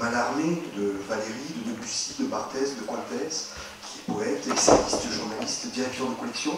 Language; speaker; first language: French; native; French